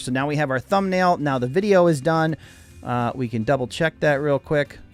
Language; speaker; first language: English; native; English